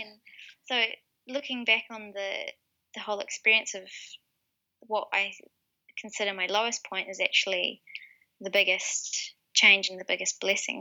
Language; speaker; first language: English; native; English